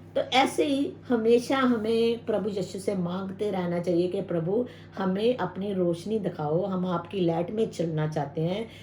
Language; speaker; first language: Hindi; non-native, local second language; Punjabi